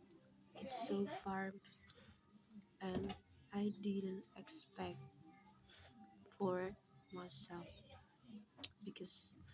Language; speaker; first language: English; non-native, learner; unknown